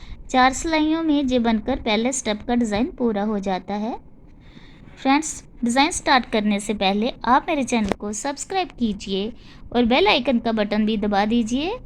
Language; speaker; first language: Hindi; non-native, local second language; Punjabi